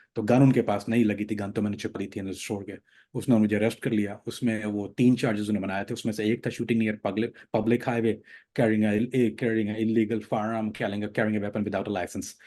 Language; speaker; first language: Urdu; native; Urdu